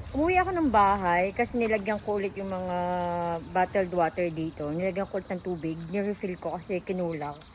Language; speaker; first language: Filipino; native; Filipino